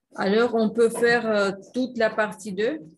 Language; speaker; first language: French; non-native, fluent; Russian